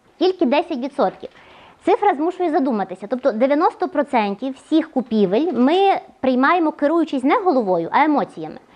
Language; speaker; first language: Ukrainian; native; Ukrainian